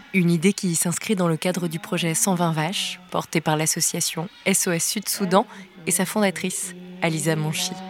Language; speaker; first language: French; native; French